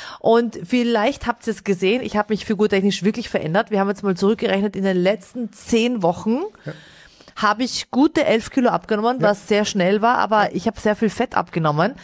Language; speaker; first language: German; native; German